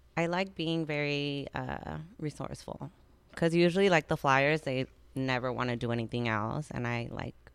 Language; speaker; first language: English; native; English